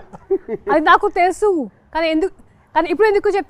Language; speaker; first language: Telugu; non-native, local second language; Hindi